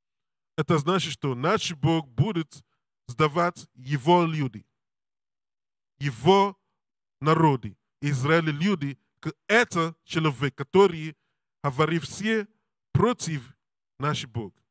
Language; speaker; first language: Russian; non-native, learner; English